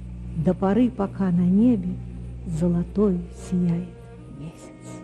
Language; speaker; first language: Russian; native; Russian